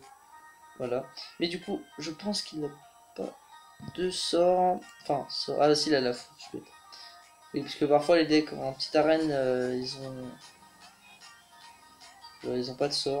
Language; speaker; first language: French; native; French